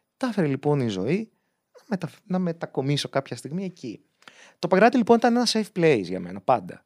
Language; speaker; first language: Greek; native; Greek